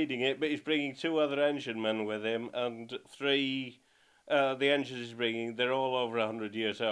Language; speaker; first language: English; native; English